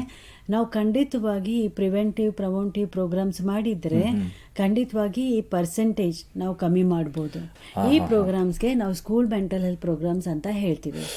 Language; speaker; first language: Kannada; non-native, local second language; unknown